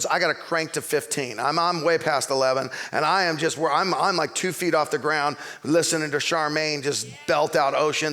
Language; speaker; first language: English; native; English